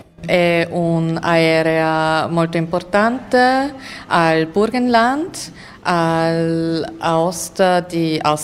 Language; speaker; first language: Italian; non-native, learner; German